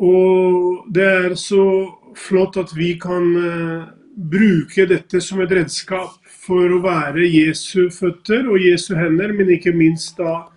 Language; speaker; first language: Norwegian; non-native, fluent; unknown